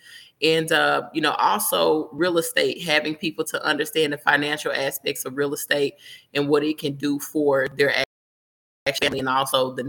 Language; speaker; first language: English; native; English